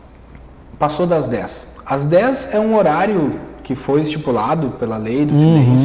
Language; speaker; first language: Portuguese; native; Portuguese